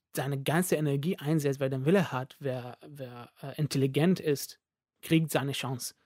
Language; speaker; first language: German; non-native, fluent; Arabic